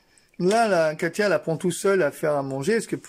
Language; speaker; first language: French; native; French